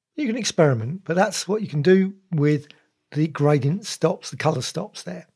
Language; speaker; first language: English; native; English